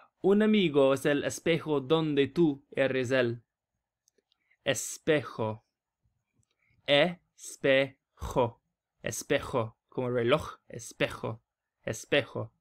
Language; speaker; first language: Spanish; non-native, learner; English